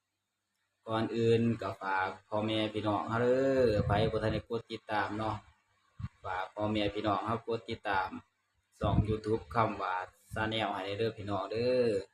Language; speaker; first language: Thai; non-native, local second language; Lao